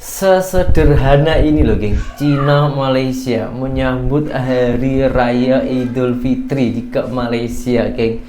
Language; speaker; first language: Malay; native; Malay